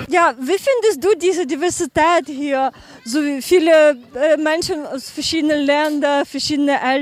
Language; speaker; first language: German; non-native, learner; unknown